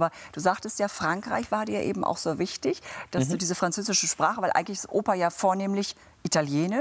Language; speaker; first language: German; native; German